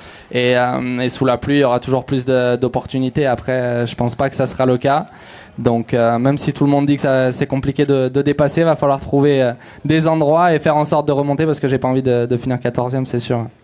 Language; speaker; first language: French; native; French